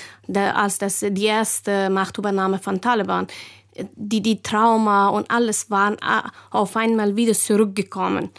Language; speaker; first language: German; non-native, learner; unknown